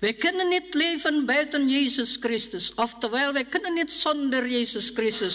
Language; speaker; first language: Dutch; non-native, learner; Indonesian